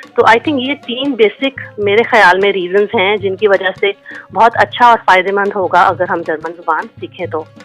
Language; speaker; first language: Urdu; native; Urdu